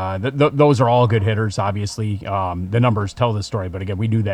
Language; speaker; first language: English; native; English